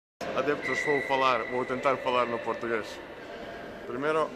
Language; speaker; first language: Portuguese; non-native, learner; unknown